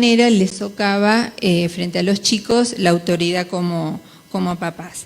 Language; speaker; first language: Spanish; native; Spanish